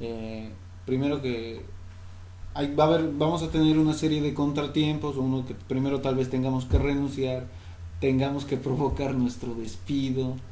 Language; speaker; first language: Spanish; native; Spanish